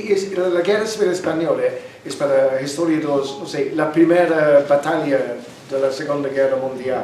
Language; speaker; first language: Spanish; non-native, learner; English